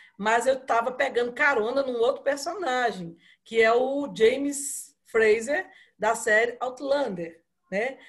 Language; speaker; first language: Portuguese; native; Portuguese